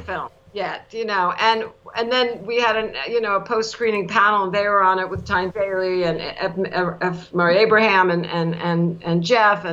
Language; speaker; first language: English; native; English